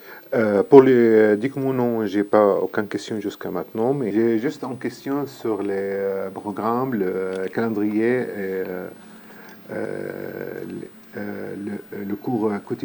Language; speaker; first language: French; non-native, learner; Arabic